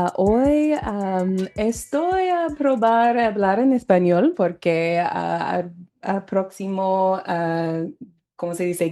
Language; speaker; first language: Spanish; non-native, learner; English